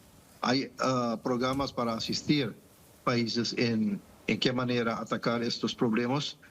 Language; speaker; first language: Spanish; non-native, fluent; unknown